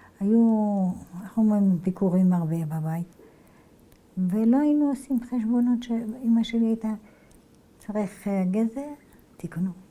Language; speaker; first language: Hebrew; early bilingual, other home language; Arabic